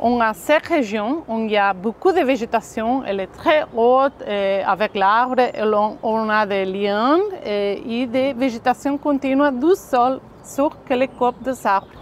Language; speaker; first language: French; non-native, fluent; Catalan